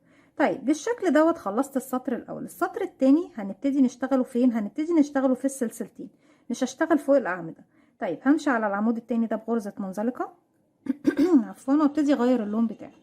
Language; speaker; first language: Arabic; native; Arabic